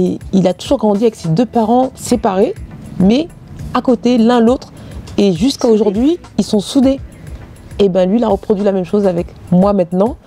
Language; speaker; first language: French; native; French